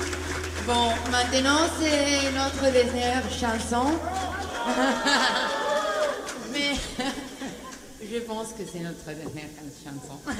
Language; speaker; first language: French; non-native, learner; Spanish